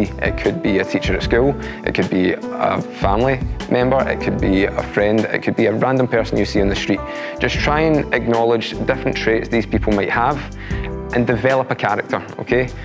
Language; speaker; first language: English; native; English